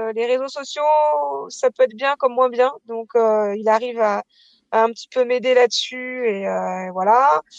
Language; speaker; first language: French; native; French